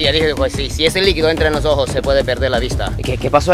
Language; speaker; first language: Spanish; non-native, fluent; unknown